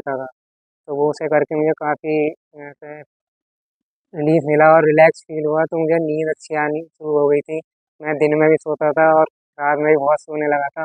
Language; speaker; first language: Hindi; native; Hindi